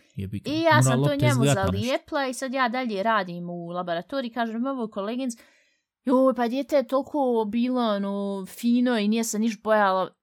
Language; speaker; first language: Bosnian; early bilingual, heritage; Bosnian